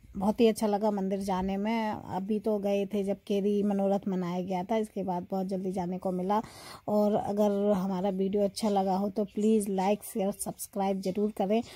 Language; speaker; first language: Hindi; native; Hindi